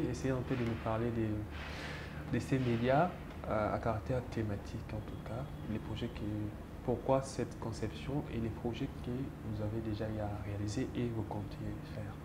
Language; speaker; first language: French; non-native, local second language; Lingala